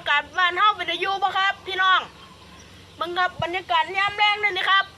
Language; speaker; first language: Thai; native; Thai